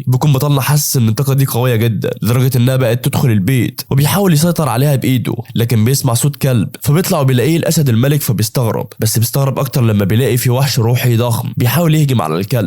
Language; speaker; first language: Arabic; native; Arabic